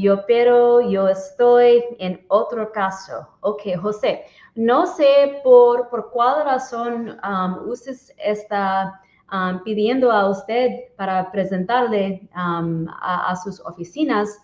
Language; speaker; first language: Spanish; non-native, learner; English